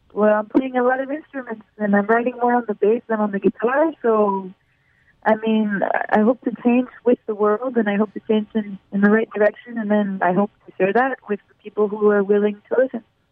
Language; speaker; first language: English; early bilingual, other home language; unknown